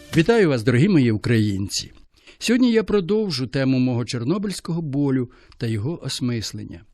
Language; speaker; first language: Ukrainian; native; Ukrainian